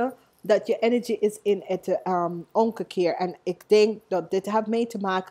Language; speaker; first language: Dutch; non-native, learner; English